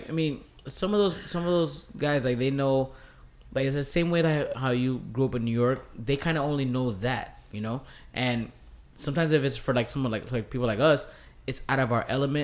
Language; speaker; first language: English; native; English